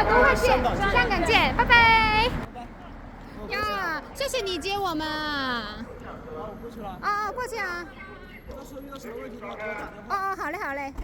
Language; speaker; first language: Chinese; non-native, fluent; Korean